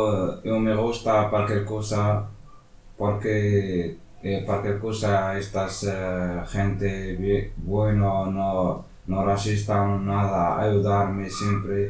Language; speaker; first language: Spanish; non-native, learner; Arabic